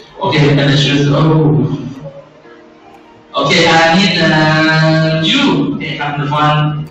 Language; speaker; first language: English; non-native, fluent; Thai